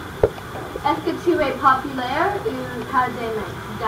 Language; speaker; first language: French; non-native, learner; English